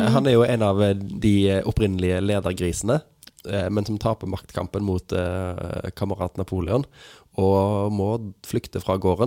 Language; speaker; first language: Norwegian; native; Norwegian